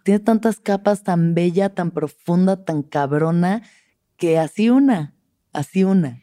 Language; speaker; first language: Spanish; native; Spanish